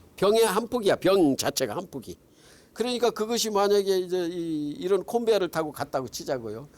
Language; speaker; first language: Korean; native; Korean